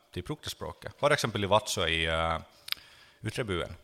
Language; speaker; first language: Norwegian; non-native, fluent; Finnish